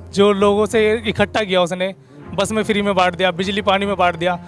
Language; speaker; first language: Hindi; native; Hindi